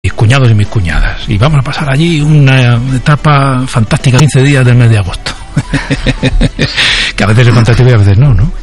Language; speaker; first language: Spanish; native; Spanish